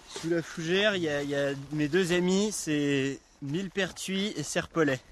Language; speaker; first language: French; native; French